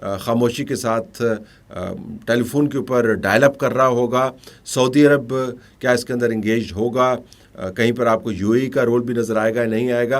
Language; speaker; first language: Urdu; native; Urdu